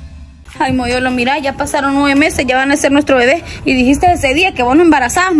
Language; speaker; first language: Spanish; native; Spanish